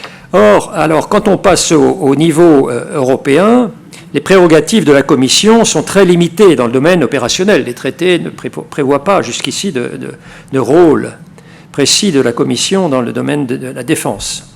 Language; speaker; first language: French; native; French